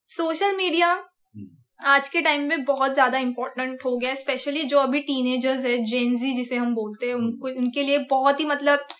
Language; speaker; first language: Hindi; non-native, local second language; Marathi